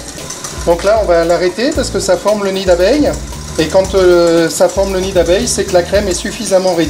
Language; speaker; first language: French; native; French